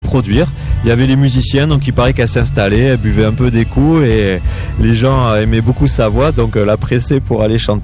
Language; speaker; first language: French; native; French